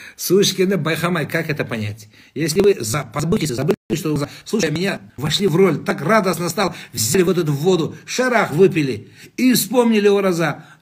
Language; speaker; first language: Russian; non-native, local second language; Kazakh